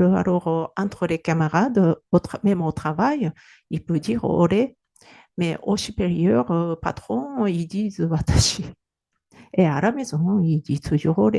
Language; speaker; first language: French; non-native, fluent; Japanese